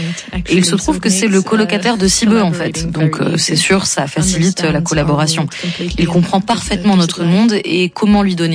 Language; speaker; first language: French; non-native, local second language; Dutch